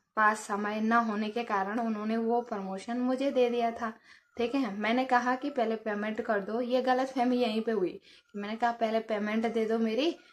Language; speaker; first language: Hindi; native; Hindi